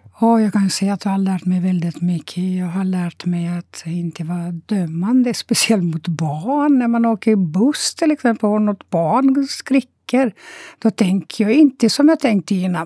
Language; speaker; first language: Swedish; non-native, fluent; Romanian